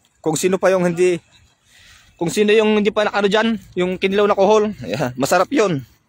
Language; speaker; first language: Filipino; non-native, local second language; Iloko